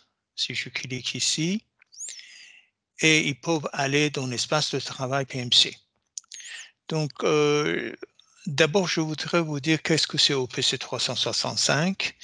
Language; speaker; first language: French; non-native, fluent; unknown